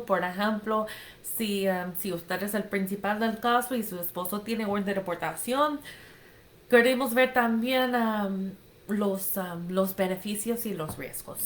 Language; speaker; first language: Spanish; non-native, fluent; English